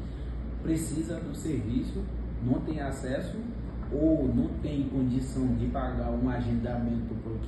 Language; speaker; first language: Portuguese; non-native, fluent; Haitian Creole